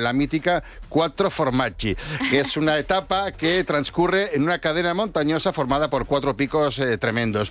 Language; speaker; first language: Spanish; native; Spanish